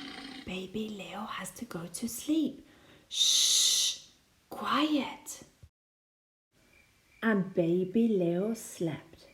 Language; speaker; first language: English; non-native, fluent; Spanish